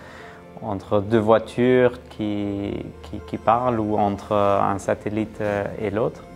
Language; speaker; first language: French; non-native, fluent; German